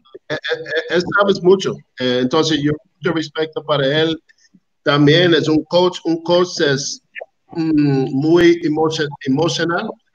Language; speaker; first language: Spanish; non-native, learner; English